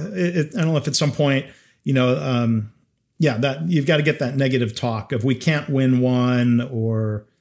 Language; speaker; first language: English; native; English